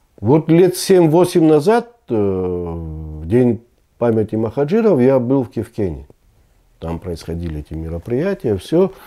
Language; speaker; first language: Russian; non-native, local second language; Abkhazian